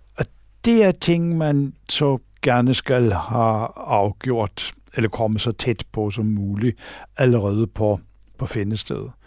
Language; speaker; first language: Danish; native; Danish